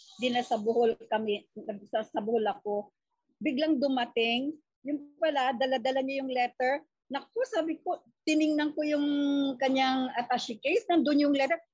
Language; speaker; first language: Filipino; non-native, local second language; Cebuano